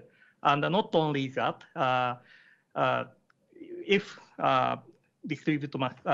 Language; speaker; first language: English; non-native, learner; Japanese